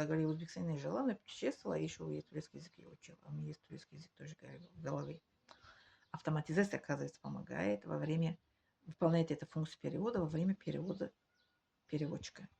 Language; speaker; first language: Russian; non-native, learner; Tajik